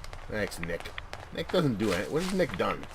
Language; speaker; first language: English; native; English